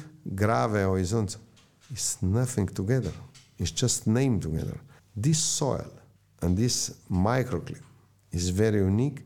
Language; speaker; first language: English; non-native, learner; Slovenian